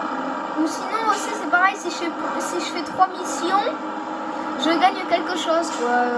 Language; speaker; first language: French; native; French